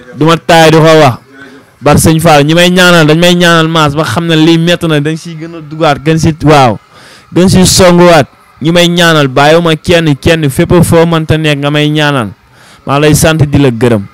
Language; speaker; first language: Wolof; native; Wolof